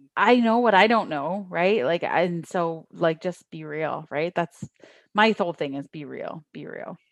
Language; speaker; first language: English; native; English